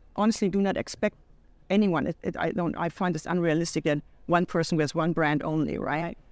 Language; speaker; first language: English; non-native, fluent; German